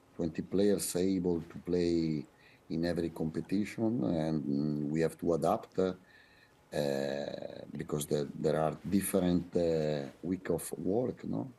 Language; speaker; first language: English; non-native, fluent; Italian